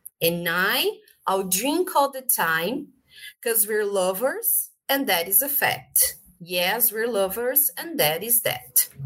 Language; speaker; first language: English; non-native, fluent; Portuguese